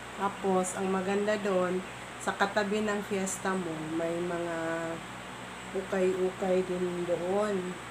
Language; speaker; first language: Filipino; non-native, local second language; Cebuano